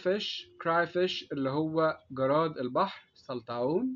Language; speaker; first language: Arabic; native; Arabic